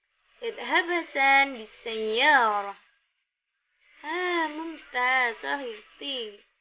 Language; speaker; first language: Arabic; non-native, learner; Indonesian